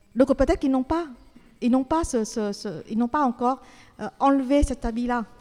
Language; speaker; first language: French; non-native, fluent; Vietnamese